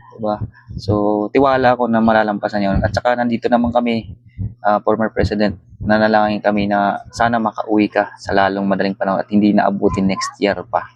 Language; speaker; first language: Filipino; non-native, local second language; Waray